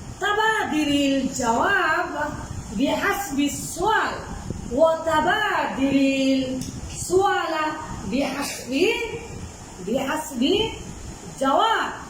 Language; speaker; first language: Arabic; non-native, fluent; Bangla